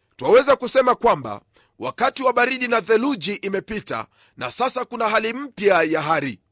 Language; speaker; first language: Swahili; non-native, local second language; Luyia